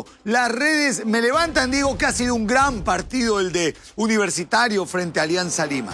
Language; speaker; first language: Spanish; native; Spanish